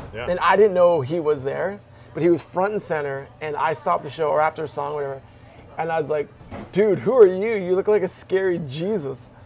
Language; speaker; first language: English; native; English